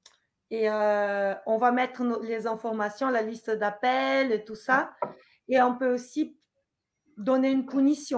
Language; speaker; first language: French; non-native, fluent; Portuguese